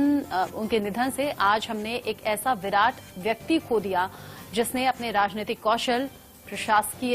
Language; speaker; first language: Hindi; native; Hindi